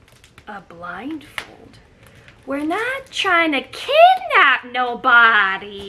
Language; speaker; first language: English; native; English